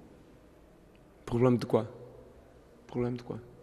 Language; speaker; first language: French; non-native, fluent; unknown